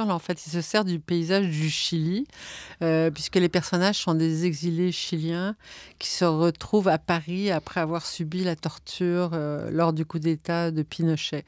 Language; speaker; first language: French; native; French